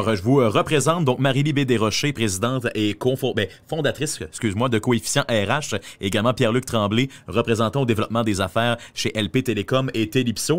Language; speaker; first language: French; native; French